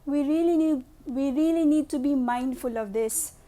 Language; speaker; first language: English; non-native, local second language; Filipino